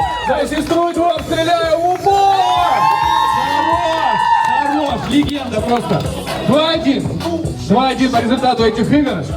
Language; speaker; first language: Russian; native; Russian